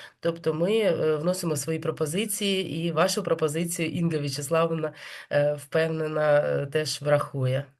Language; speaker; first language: Ukrainian; native; Ukrainian